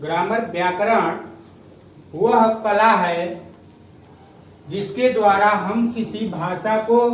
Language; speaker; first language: Hindi; native; Hindi